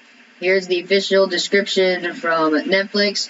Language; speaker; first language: English; native; English